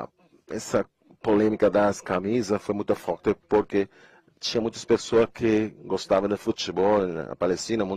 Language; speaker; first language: Portuguese; non-native, fluent; Spanish